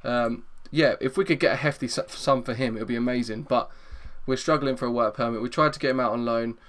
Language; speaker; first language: English; native; English